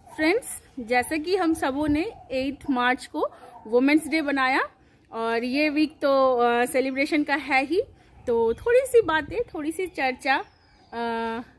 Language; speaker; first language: Hindi; native; Hindi